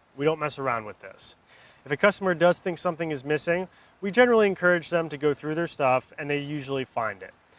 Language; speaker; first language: English; native; English